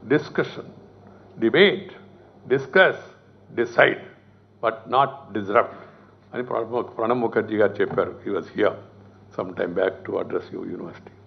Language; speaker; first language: English; non-native, local second language; Telugu